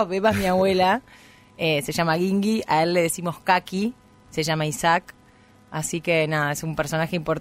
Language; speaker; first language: Spanish; native; Spanish